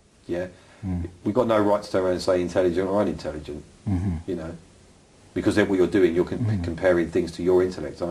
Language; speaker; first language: English; native; English